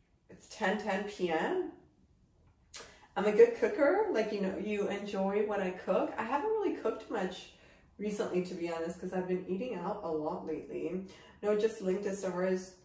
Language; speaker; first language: English; native; English